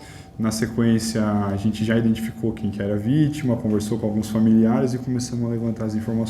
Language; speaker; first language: Portuguese; native; Portuguese